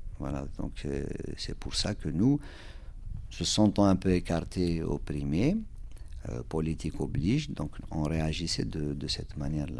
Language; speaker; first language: French; non-native, local second language; Kabyle